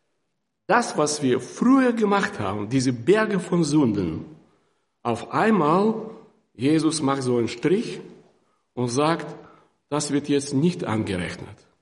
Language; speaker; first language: German; non-native, fluent; Russian